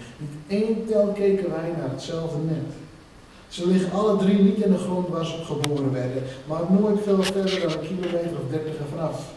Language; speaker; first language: Dutch; non-native, local second language; Western Frisian